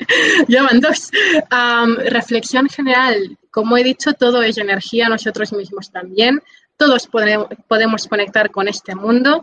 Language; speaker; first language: Spanish; native; Spanish